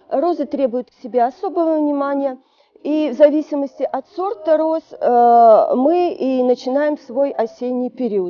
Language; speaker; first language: Russian; native; Russian